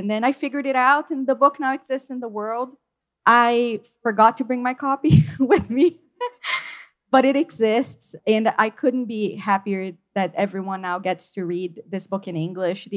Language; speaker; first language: English; non-native, fluent; Portuguese